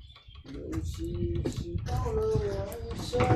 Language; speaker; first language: Chinese; native; Chinese